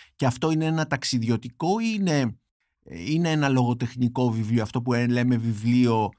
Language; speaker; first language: Greek; non-native, fluent; German